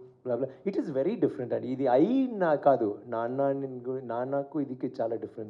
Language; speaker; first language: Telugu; non-native, learner; Tamil